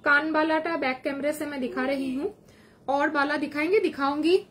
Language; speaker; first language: Hindi; non-native, local second language; Bangla